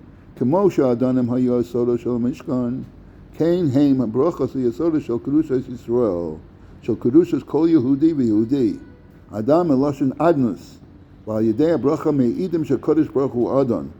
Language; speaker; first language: Hebrew; non-native, fluent; English